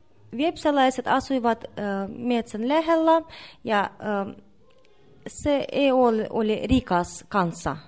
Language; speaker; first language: Finnish; non-native, learner; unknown